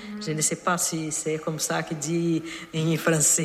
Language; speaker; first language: French; non-native, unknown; Portuguese